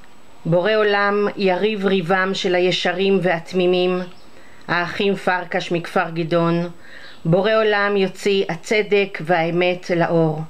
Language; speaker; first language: Hebrew; native; Hebrew